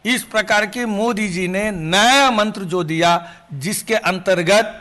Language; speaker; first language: Hindi; non-native, local second language; Telugu